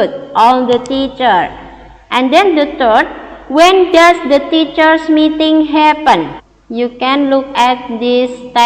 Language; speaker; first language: English; non-native, learner; Indonesian